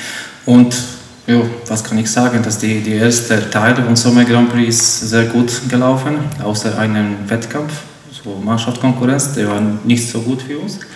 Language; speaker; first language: German; non-native, learner; Polish